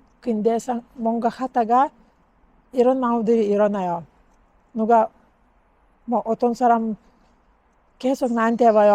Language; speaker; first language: Korean; non-native, learner; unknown